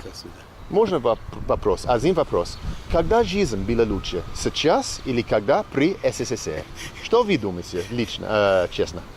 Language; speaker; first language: Russian; non-native, learner; English